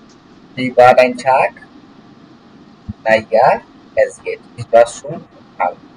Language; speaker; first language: German; non-native, learner; Bangla